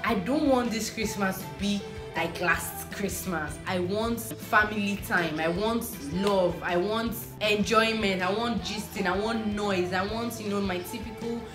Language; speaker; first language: English; non-native, local second language; Igbo